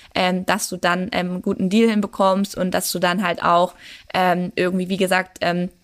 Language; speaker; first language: German; native; German